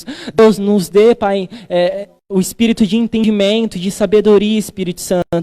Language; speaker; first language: Portuguese; native; Portuguese